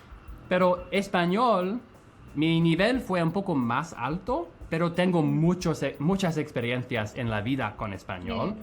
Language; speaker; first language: Spanish; non-native, fluent; English